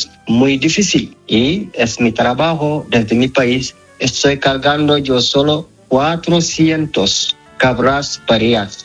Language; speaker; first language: Spanish; non-native, learner; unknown